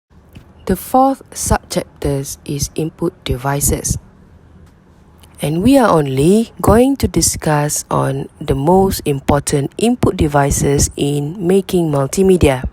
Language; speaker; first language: English; non-native, local second language; Malay